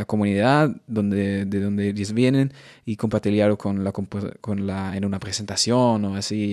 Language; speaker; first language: Portuguese; non-native, fluent; German